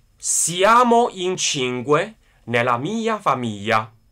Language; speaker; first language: Italian; non-native, fluent; Chinese